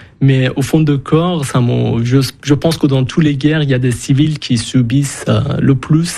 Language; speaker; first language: French; non-native, fluent; Persian